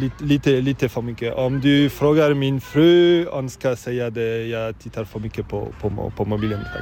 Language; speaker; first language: Swedish; non-native, learner; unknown